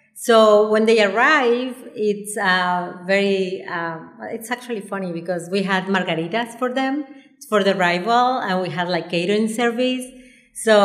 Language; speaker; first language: English; non-native, fluent; Spanish